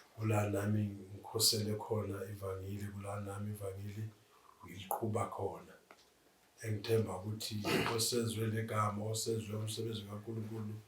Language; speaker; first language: Zulu; native; Zulu